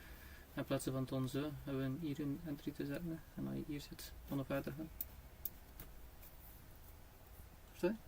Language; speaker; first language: Dutch; native; Dutch